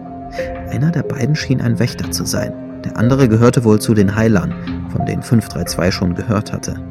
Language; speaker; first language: German; native; German